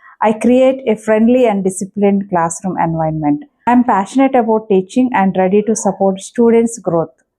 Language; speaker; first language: English; non-native, local second language; Telugu